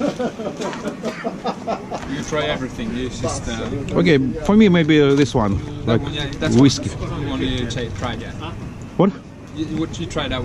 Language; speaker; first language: English; non-native, learner; Russian